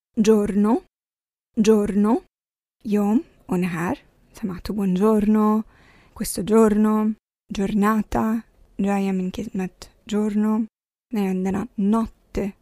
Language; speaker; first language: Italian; non-native, fluent; Arabic